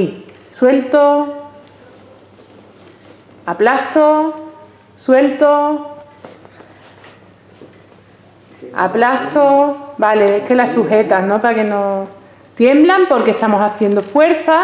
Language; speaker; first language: Spanish; native; Spanish